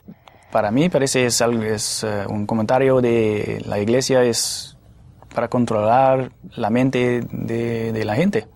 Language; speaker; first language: Spanish; non-native, fluent; English